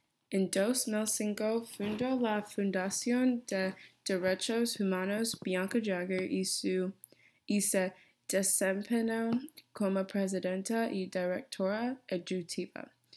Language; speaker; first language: Spanish; non-native, learner; English